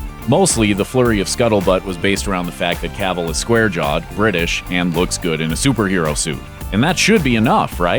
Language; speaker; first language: English; native; English